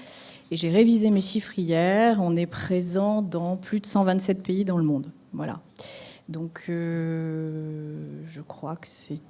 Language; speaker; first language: French; native; French